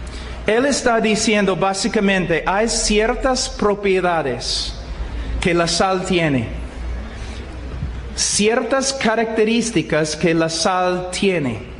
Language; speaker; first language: Spanish; non-native, fluent; English